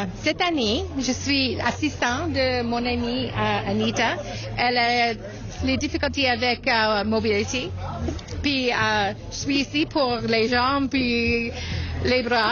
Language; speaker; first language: French; non-native, local second language; English